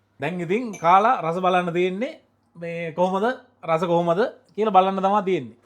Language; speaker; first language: Sinhala; native; Sinhala